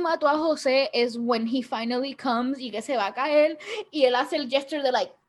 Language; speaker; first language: Spanish; early bilingual, heritage; Spanish